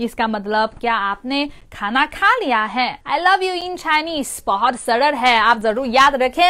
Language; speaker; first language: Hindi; non-native, fluent; Chinese